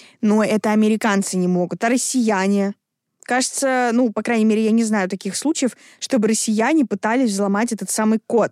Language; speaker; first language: Russian; native; Russian